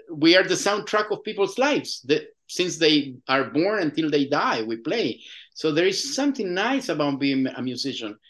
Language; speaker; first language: English; non-native, fluent; Spanish